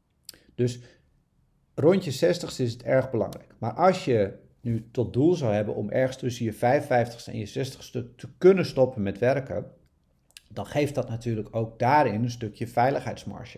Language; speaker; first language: Dutch; native; Dutch